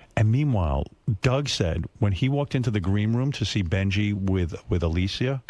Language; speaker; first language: English; native; English